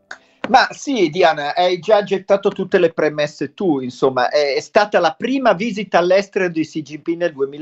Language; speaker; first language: Italian; native; Italian